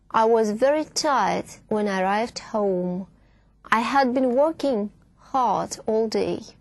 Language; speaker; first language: English; non-native, fluent; Russian